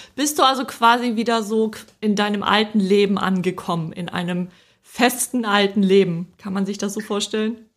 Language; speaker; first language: German; early bilingual, other home language; Polish